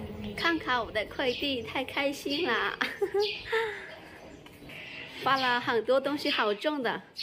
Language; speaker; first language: Chinese; non-native, fluent; Lao